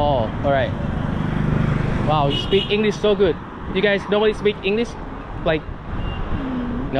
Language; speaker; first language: English; non-native, learner; Thai